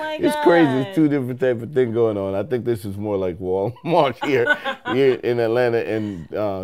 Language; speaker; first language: English; native; English